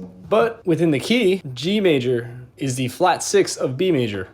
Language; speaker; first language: English; native; English